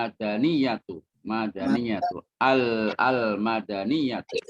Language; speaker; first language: Arabic; non-native, fluent; Indonesian